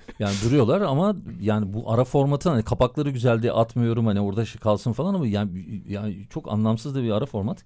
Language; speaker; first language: Turkish; native; Turkish